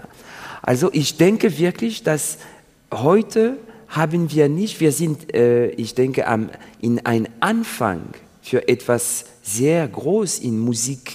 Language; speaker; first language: German; non-native, learner; French